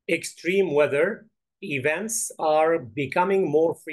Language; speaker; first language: English; non-native, fluent; Arabic